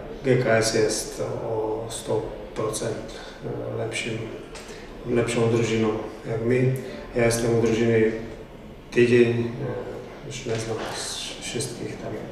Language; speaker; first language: Polish; non-native, learner; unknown